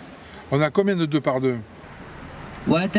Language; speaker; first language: French; native; French